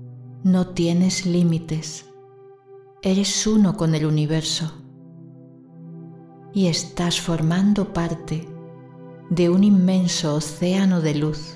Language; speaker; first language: Spanish; native; Spanish